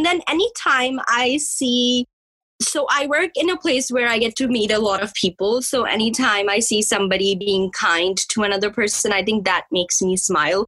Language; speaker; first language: English; early bilingual, other home language; Punjabi